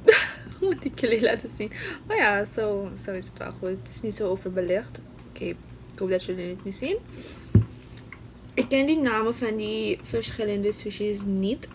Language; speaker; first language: Dutch; non-native, local second language; Papiamento